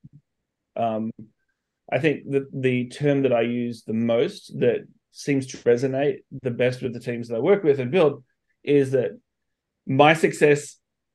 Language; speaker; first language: English; native; English